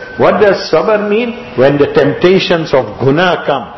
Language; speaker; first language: English; native; English